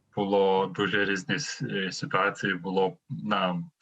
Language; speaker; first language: Ukrainian; non-native, learner; Lithuanian